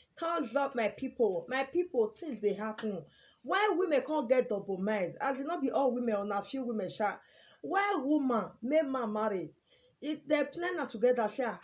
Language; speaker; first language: Nigerian Pidgin; native; Nigerian Pidgin